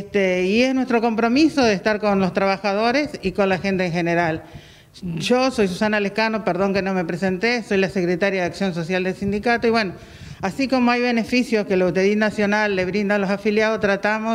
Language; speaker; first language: Spanish; native; Spanish